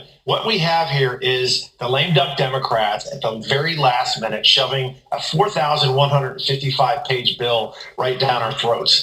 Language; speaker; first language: English; native; English